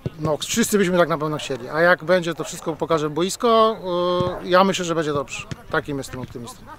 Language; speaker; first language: Polish; native; Polish